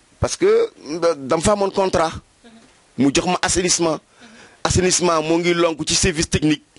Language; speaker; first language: Wolof; native; Wolof